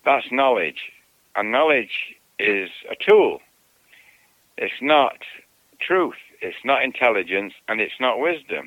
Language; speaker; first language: English; native; English